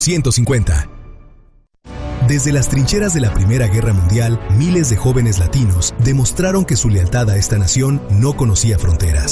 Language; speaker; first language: Spanish; native; Spanish